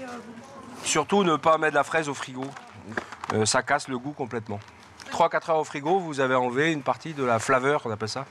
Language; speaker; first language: French; native; French